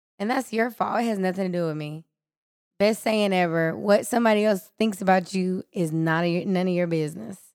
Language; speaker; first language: English; native; English